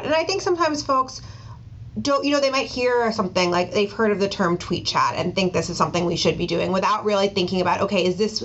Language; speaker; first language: English; native; English